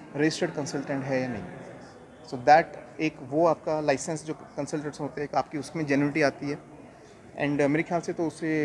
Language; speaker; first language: Hindi; native; Hindi